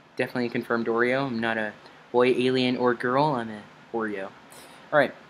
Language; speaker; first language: English; native; English